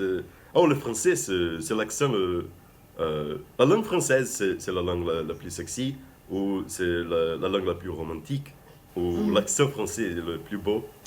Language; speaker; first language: French; non-native, fluent; Portuguese